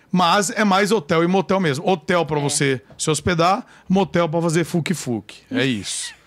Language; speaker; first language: Portuguese; native; Portuguese